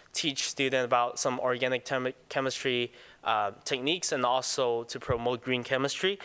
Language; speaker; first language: English; non-native, local second language; Cantonese